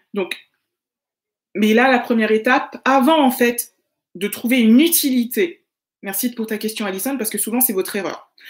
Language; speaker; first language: French; native; French